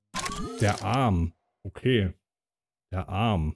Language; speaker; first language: German; native; German